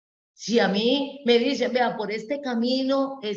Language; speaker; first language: Spanish; native; Spanish